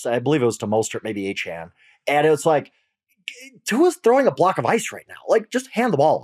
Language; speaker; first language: English; native; English